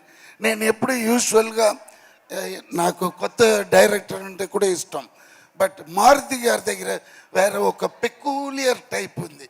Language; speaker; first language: Telugu; non-native, fluent; Tamil